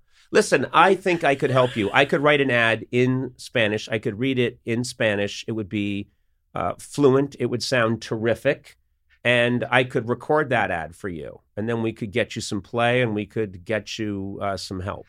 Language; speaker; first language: English; native; English